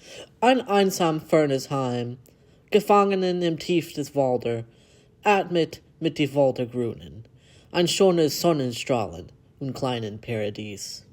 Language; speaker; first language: German; non-native, learner; English